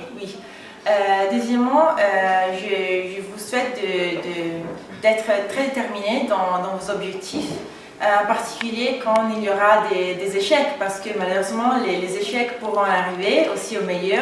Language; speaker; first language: French; non-native, fluent; Italian